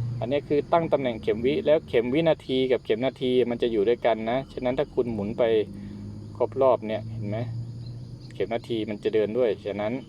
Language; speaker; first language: Thai; native; Thai